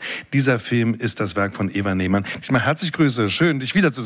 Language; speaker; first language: German; native; German